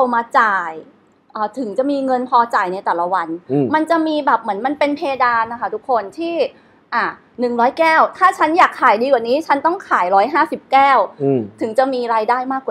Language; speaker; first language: Thai; native; Thai